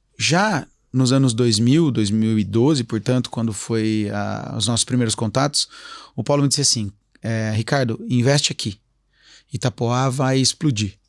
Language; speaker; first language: Portuguese; native; Portuguese